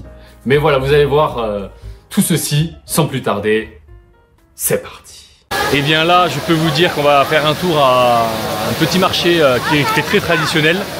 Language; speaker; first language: French; native; French